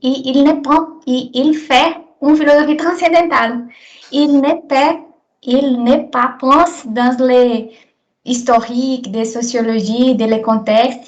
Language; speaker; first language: French; non-native, learner; Portuguese